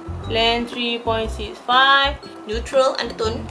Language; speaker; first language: English; non-native, local second language; Malay